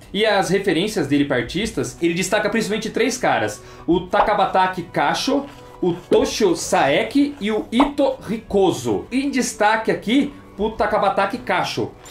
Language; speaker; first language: Portuguese; native; Portuguese